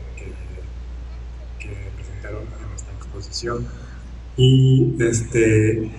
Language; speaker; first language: Spanish; non-native, fluent; Japanese